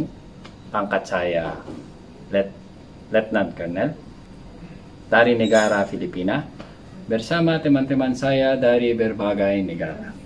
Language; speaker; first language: Indonesian; non-native, learner; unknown